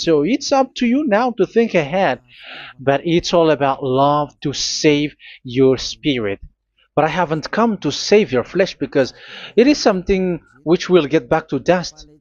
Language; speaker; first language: English; non-native, fluent; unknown